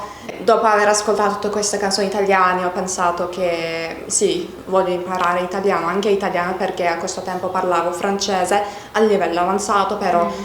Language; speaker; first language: Italian; non-native, learner; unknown